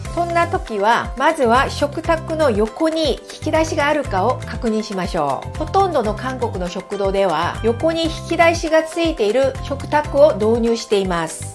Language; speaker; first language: Japanese; non-native, fluent; Korean